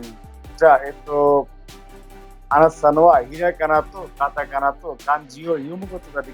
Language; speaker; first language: Japanese; non-native, fluent; Bangla